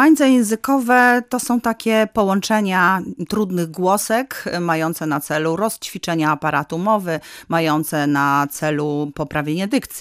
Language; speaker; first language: Polish; native; Polish